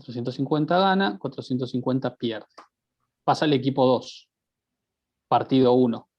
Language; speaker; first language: Spanish; native; Spanish